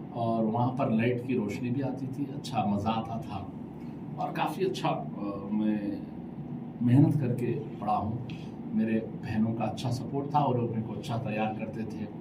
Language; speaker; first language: Hindi; non-native, local second language; Urdu